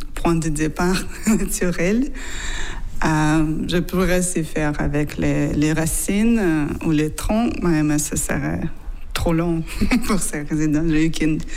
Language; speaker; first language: French; non-native, learner; Russian